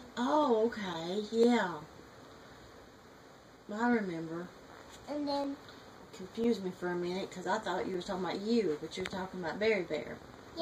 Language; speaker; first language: English; native; English